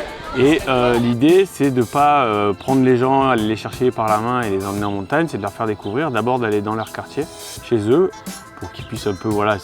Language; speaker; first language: French; native; French